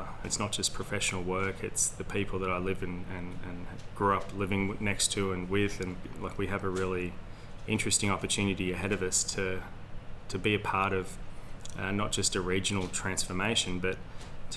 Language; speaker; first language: English; native; English